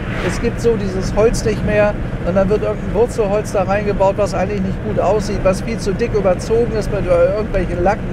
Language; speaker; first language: German; native; German